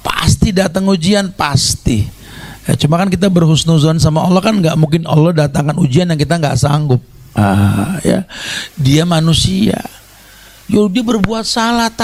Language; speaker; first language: Indonesian; native; Indonesian